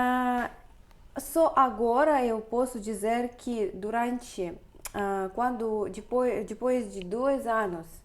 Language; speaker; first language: Portuguese; non-native, fluent; Russian